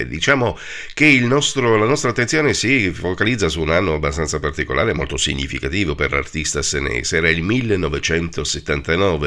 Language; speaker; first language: Italian; native; Italian